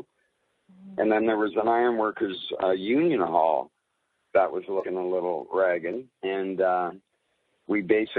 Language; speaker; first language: English; native; English